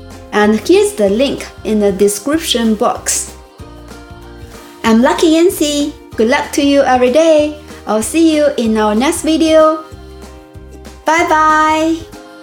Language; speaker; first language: English; non-native, fluent; Chinese